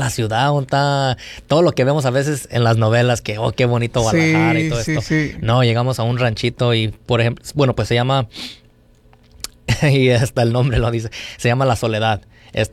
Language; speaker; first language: Spanish; early bilingual, heritage; Spanish